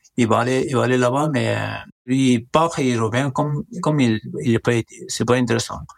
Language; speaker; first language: French; non-native, learner; Nepali